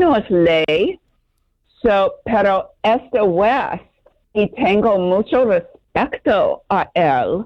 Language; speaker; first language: Spanish; non-native, fluent; English